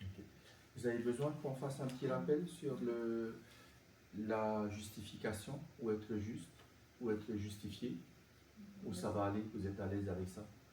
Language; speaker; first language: French; native; French